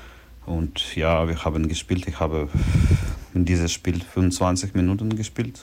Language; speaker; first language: German; non-native, learner; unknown